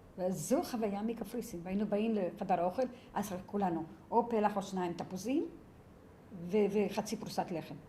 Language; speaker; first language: Hebrew; early bilingual, other home language; Yiddish